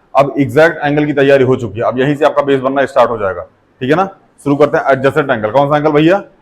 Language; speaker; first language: Hindi; native; Hindi